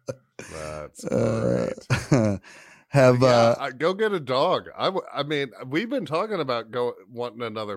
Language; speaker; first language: English; native; English